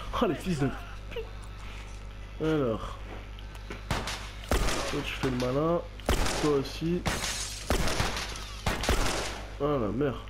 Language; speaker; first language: French; native; French